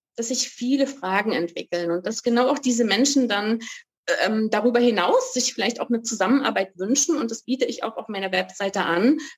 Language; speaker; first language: German; native; German